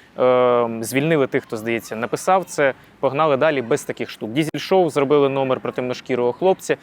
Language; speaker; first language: Ukrainian; non-native, local second language; Russian